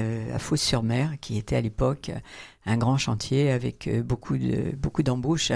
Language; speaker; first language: French; native; French